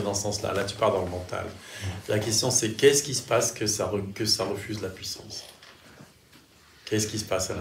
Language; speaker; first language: French; native; French